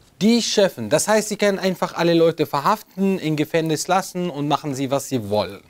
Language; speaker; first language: German; non-native, fluent; Arabic